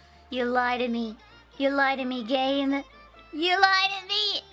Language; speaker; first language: English; non-native, fluent; Japanese